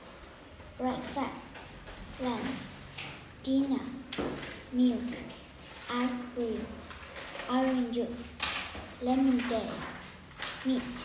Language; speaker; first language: English; non-native, learner; Vietnamese